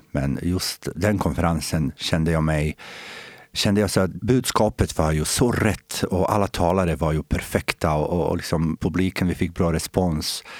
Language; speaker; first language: Swedish; non-native, fluent; Bosnian